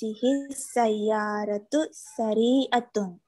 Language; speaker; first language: Arabic; non-native, learner; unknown